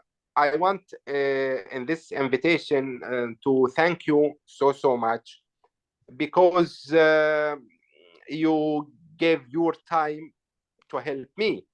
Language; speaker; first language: English; non-native, learner; Arabic